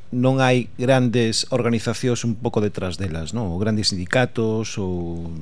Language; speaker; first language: Galician; native; Galician